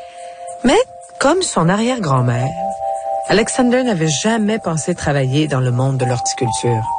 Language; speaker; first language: French; native; French